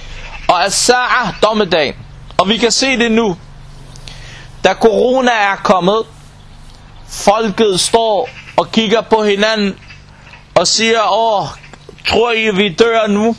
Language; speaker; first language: Danish; non-native, local second language; Arabic